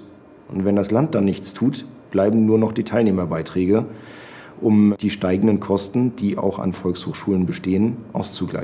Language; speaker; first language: German; native; German